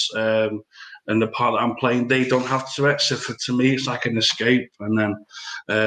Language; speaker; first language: English; native; English